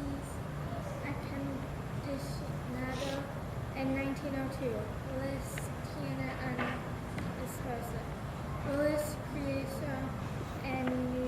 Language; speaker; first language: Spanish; non-native, learner; English